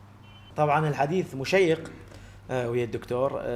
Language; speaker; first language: Arabic; native; Arabic